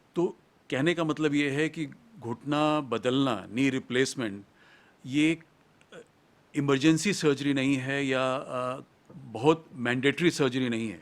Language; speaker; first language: Hindi; native; Hindi